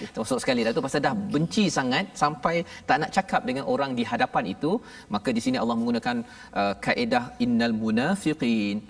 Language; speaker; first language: Malay; native; Malay